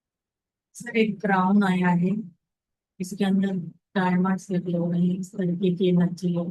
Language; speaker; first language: Hindi; native; Hindi